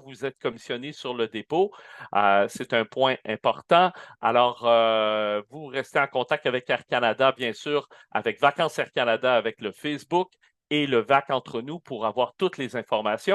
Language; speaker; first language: French; native; French